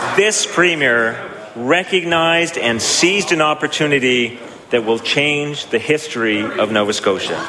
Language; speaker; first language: English; native; English